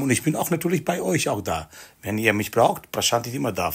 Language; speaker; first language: German; non-native, fluent; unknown